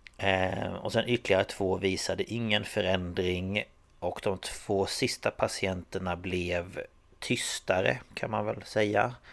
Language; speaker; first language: Swedish; native; Swedish